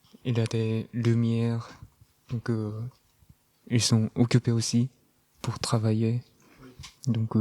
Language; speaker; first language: French; non-native, learner; Korean